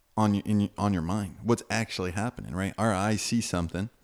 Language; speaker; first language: English; native; English